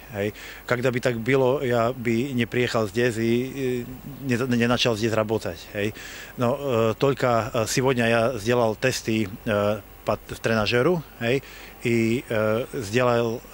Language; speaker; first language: Russian; non-native, learner; Slovak